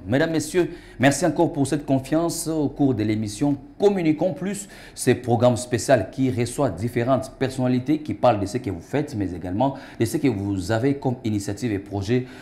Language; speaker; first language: French; non-native, local second language; Lingala